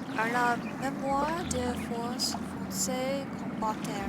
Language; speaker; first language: French; non-native, learner; English